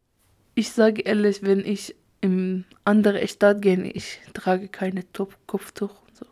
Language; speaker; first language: German; non-native, learner; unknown